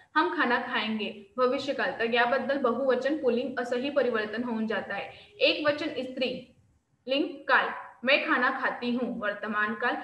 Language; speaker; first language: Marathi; non-native, local second language; Hindi